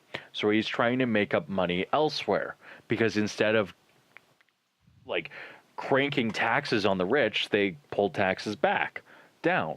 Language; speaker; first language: English; native; English